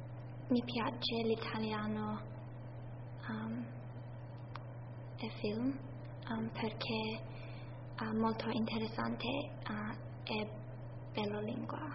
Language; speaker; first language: Italian; non-native, learner; English